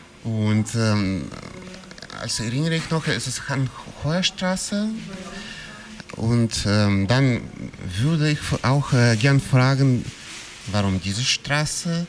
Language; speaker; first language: German; non-native, fluent; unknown